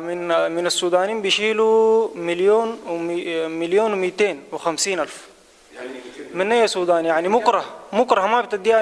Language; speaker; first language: Arabic; native; Arabic